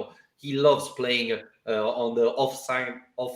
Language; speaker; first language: English; non-native, fluent; Italian